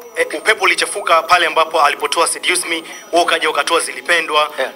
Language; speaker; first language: Swahili; native; Swahili